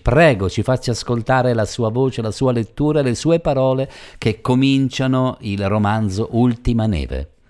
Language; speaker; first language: Italian; native; Italian